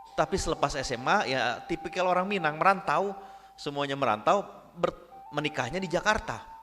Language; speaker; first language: Indonesian; non-native, local second language; Minangkabau